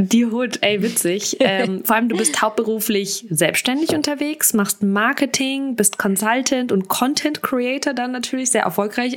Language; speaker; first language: German; early bilingual, other home language; Russian